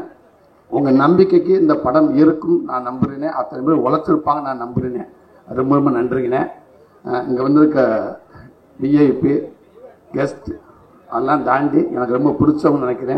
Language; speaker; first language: Tamil; native; Tamil